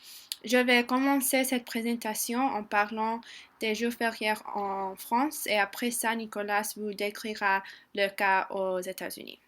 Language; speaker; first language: French; non-native, learner; English